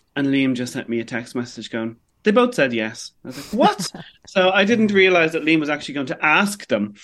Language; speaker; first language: English; native; English